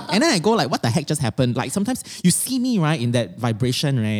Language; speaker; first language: English; native; English